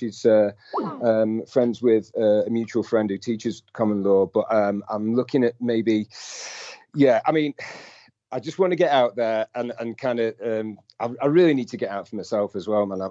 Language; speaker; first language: English; native; English